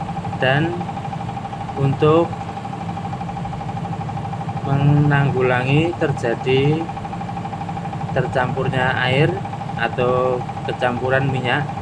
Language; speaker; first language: Indonesian; non-native, local second language; Javanese